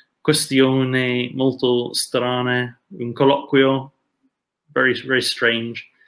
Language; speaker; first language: Italian; non-native, fluent; English